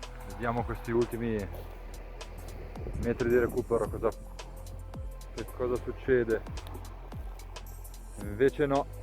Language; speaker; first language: Italian; native; Italian